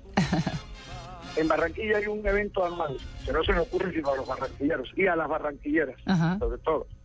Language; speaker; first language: Spanish; native; Spanish